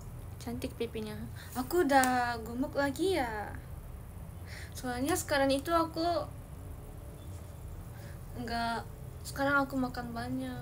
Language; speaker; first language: Indonesian; early bilingual, heritage; Indonesian